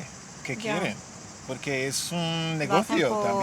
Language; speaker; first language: Spanish; non-native, learner; English